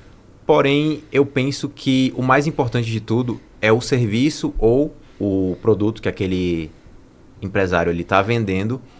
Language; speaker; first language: Portuguese; native; Portuguese